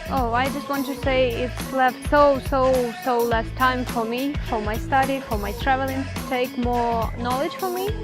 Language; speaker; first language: English; non-native, learner; Ukrainian